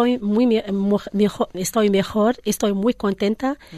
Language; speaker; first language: Spanish; non-native, learner; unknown